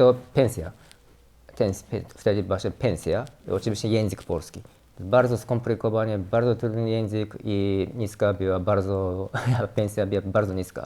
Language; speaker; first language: Polish; non-native, learner; Japanese